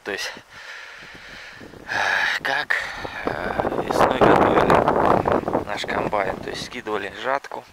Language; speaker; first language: Russian; native; Russian